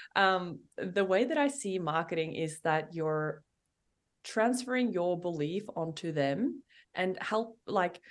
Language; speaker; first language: English; non-native, fluent; Norwegian